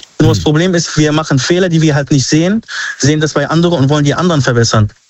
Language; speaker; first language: German; non-native, fluent; Arabic